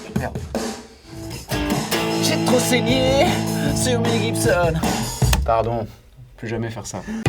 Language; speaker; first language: French; native; French